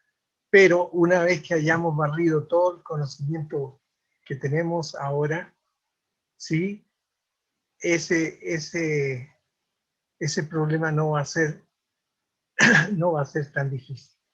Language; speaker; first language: Spanish; native; Spanish